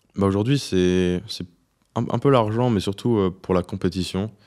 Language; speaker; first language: French; native; French